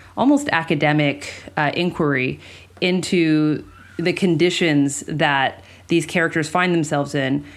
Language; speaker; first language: English; early bilingual, other home language; Spanish